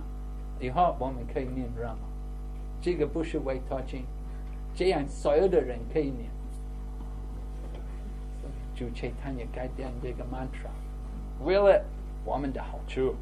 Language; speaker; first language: Chinese; non-native, fluent; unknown